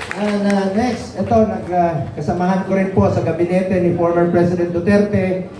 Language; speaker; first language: Filipino; non-native, local second language; Cebuano